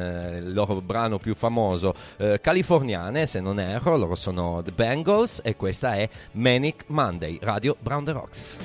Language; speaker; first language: Italian; native; Italian